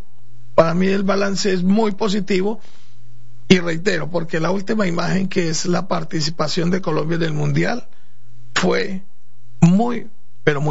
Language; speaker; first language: Spanish; native; Spanish